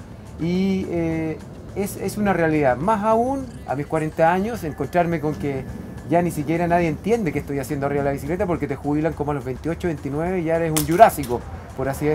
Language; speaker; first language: Spanish; native; Spanish